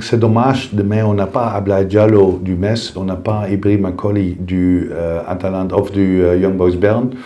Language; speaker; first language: French; non-native, fluent; Dutch